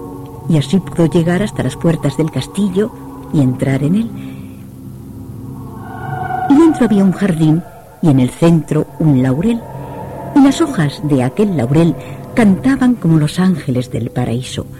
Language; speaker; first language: Spanish; native; Spanish